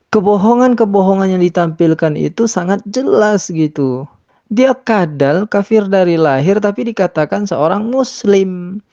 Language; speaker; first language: Indonesian; native; Indonesian